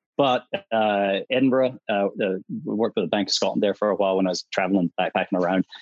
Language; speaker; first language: English; native; English